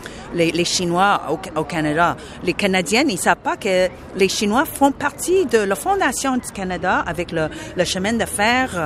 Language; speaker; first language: French; non-native, local second language; English